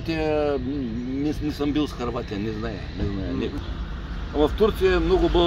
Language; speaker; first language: Russian; non-native, learner; Bulgarian